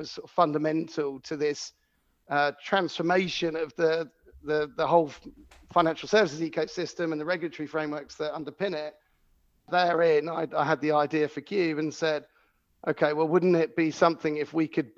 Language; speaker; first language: English; native; English